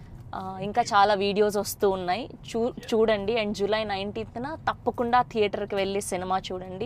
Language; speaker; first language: Telugu; native; Telugu